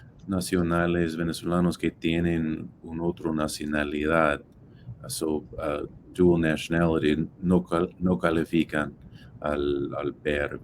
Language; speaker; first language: Spanish; non-native, fluent; English